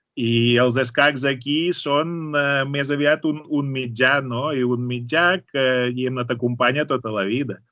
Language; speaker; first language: Catalan; native; Catalan